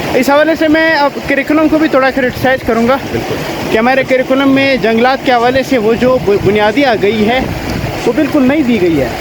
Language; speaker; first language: Urdu; non-native, local second language; Pashto